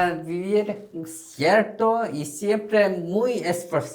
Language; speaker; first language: Spanish; non-native, learner; Korean